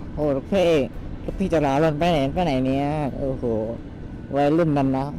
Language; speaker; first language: Thai; non-native, local second language; Northeastern Thai